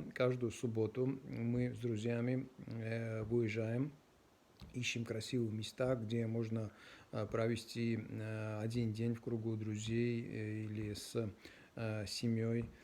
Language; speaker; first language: Russian; non-native, local second language; Georgian